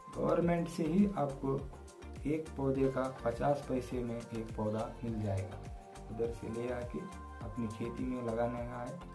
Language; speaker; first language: Hindi; non-native, local second language; Kannada